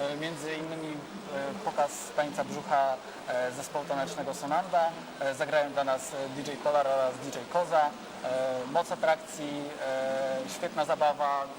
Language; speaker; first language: Polish; native; Polish